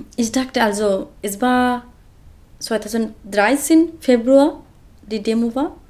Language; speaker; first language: German; non-native, fluent; Bangla